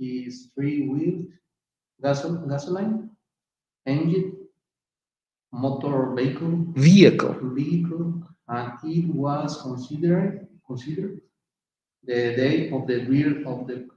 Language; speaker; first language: English; non-native, learner; Spanish